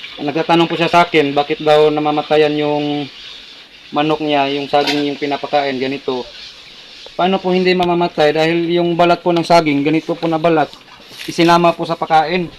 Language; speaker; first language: Filipino; non-native, local second language; Cebuano